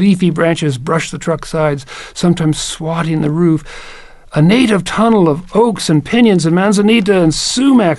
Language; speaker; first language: English; native; English